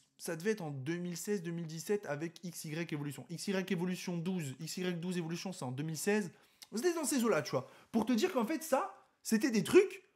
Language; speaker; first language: French; native; French